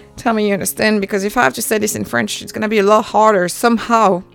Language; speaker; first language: English; non-native, fluent; French